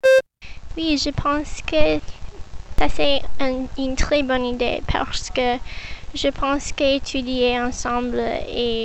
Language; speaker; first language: French; non-native, learner; English